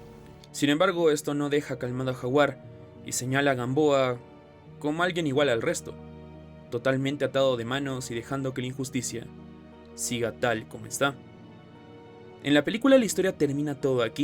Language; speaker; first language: Spanish; native; Spanish